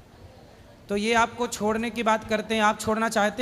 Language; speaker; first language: Hindi; native; Hindi